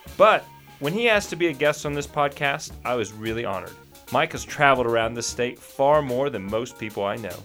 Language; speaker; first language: English; native; English